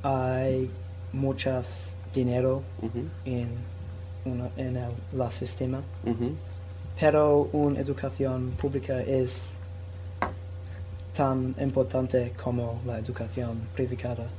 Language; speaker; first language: Spanish; non-native, learner; English